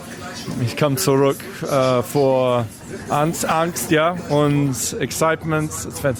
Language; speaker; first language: German; non-native, learner; English